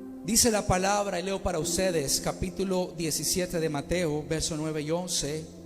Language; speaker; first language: Spanish; native; Spanish